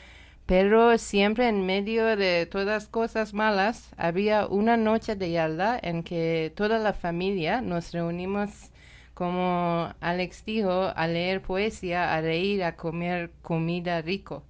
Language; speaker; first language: Spanish; non-native, learner; Persian